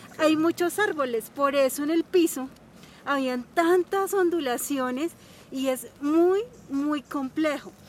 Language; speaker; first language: Spanish; native; Spanish